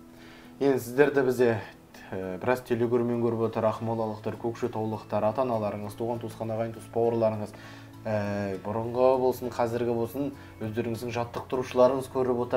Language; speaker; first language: Kazakh; native; Kazakh